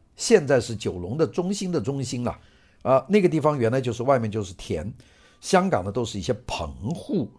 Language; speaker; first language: Chinese; non-native, local second language; Cantonese